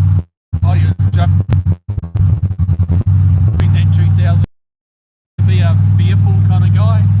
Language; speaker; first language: English; native; English